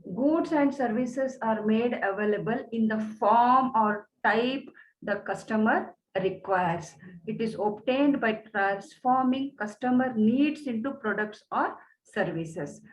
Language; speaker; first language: English; non-native, local second language; Kannada